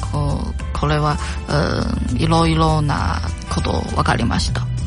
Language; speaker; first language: Japanese; non-native, learner; Chinese